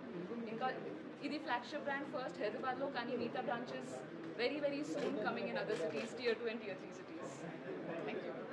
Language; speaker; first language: Telugu; native; Telugu